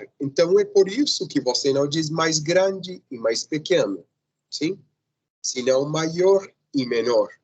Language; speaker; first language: Portuguese; non-native, fluent; Spanish